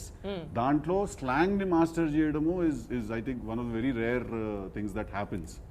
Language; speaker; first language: Telugu; native; Telugu